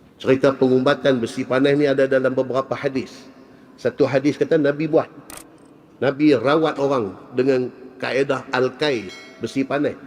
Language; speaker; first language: Malay; native; Malay